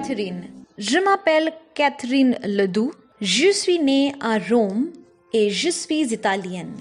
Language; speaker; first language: French; non-native, fluent; Hindi